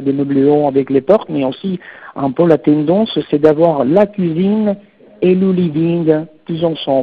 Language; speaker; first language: French; non-native, fluent; Italian